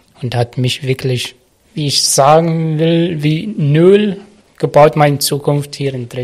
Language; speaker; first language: German; non-native, learner; Arabic